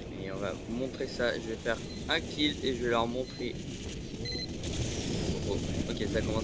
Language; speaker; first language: French; native; French